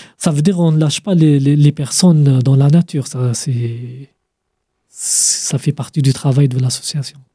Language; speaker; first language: French; non-native, fluent; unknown